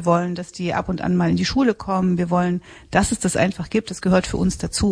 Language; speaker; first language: German; native; German